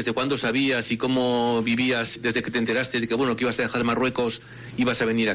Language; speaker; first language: Spanish; native; Spanish